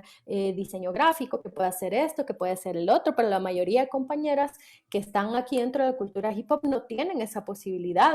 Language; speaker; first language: Spanish; native; Spanish